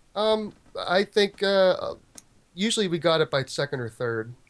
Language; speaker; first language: English; native; English